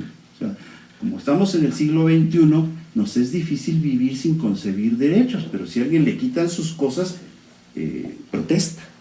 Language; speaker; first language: Spanish; native; Spanish